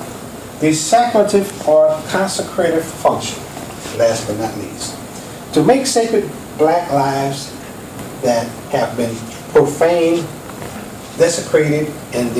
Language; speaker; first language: English; native; English